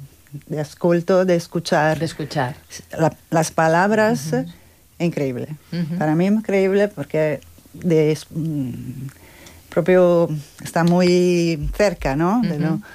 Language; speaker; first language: Spanish; non-native, learner; Italian